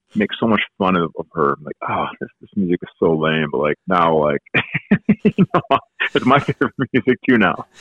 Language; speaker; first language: English; native; English